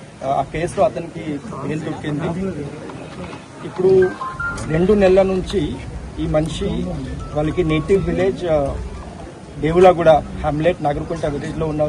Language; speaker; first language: Telugu; non-native, local second language; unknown